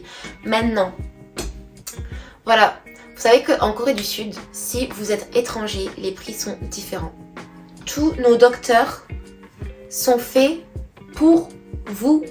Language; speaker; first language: French; native; French